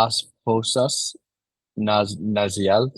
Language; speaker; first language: Spanish; non-native, learner; English